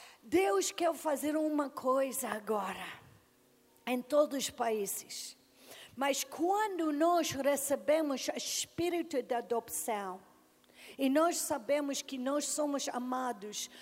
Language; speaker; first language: Portuguese; non-native, learner; English